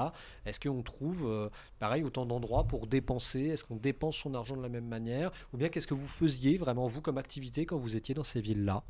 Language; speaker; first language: French; native; French